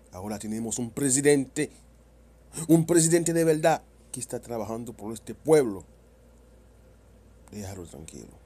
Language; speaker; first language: Spanish; non-native, fluent; Haitian Creole